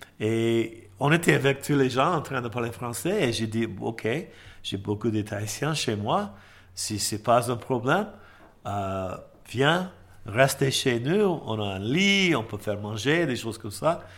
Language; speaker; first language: French; non-native, fluent; English